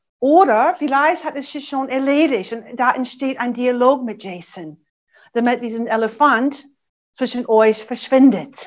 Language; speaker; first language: German; non-native, fluent; English